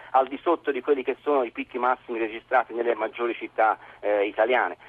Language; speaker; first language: Italian; native; Italian